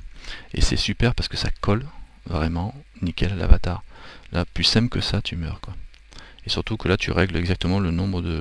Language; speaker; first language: French; native; French